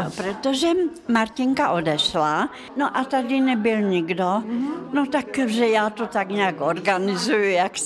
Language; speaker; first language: Czech; non-native, fluent; Russian